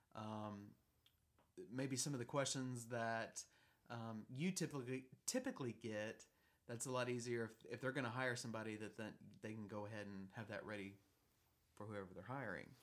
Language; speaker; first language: English; native; English